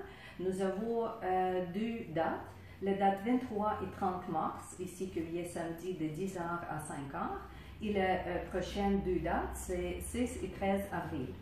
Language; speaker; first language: French; non-native, fluent; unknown